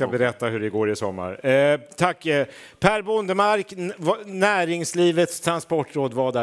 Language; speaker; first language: Swedish; native; Swedish